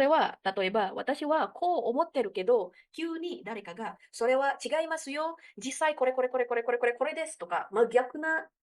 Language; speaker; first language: Japanese; non-native, fluent; Indonesian